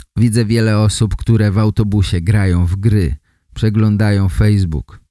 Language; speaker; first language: Polish; native; Polish